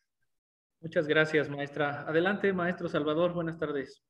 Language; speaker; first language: Spanish; native; Spanish